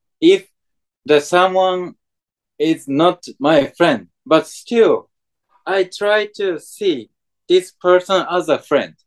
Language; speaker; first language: English; non-native, fluent; Japanese